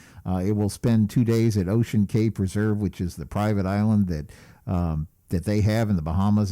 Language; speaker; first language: English; native; English